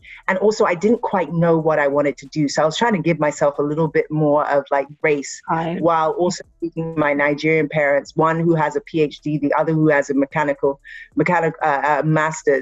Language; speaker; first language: English; native; English